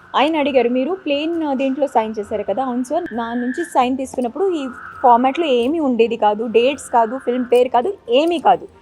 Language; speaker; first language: Telugu; non-native, fluent; Marathi